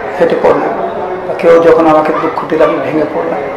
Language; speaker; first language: Bangla; native; Bangla